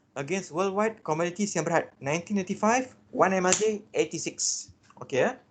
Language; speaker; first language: English; non-native, local second language; Malay